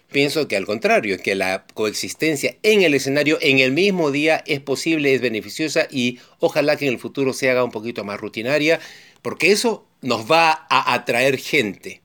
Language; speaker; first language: Spanish; native; Spanish